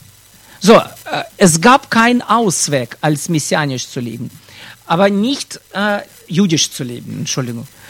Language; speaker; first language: German; non-native, fluent; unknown